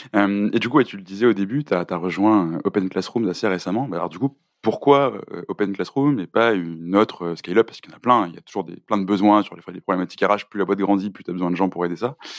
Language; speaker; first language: French; native; French